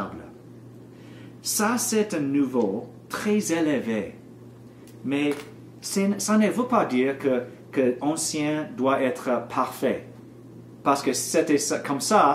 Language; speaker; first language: French; non-native, learner; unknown